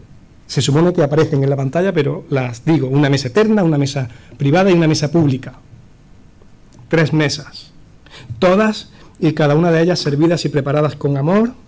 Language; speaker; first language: Spanish; native; Spanish